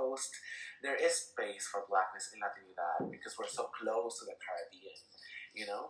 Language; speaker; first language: English; early bilingual, other home language; Spanish